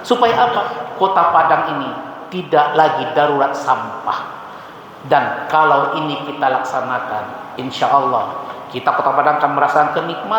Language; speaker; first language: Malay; non-native, local second language; Minangkabau